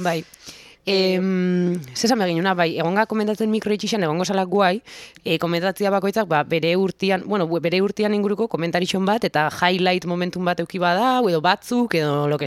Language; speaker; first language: Basque; native; Basque